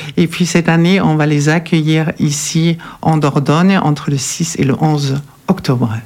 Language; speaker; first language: French; non-native, fluent; German